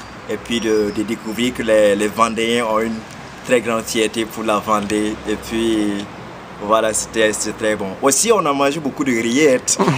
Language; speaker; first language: French; non-native, learner; English